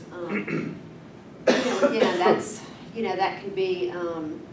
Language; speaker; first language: English; native; English